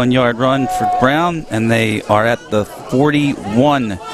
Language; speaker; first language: English; native; English